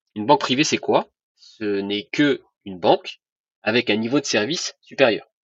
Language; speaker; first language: French; non-native, local second language; Arabic